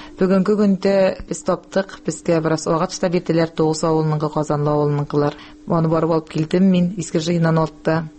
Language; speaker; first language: Tatar; native; Tatar